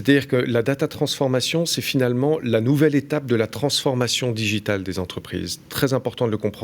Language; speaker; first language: French; native; French